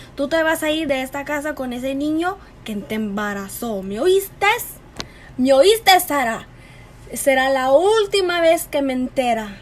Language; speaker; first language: Spanish; early bilingual, other home language; English